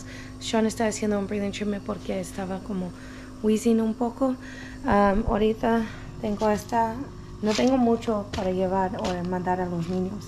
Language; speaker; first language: Spanish; early bilingual, heritage; English